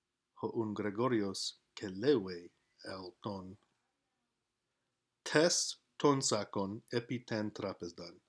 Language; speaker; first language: Greek; non-native, fluent; English